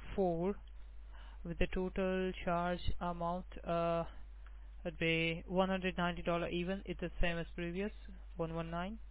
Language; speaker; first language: English; non-native, local second language; Gujarati